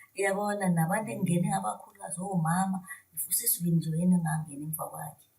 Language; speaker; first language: Zulu; native; Zulu